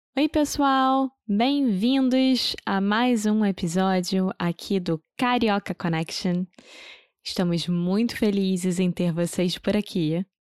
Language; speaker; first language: Portuguese; native; Portuguese